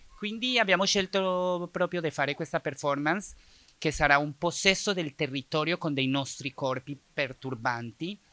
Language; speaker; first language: Italian; non-native, fluent; Spanish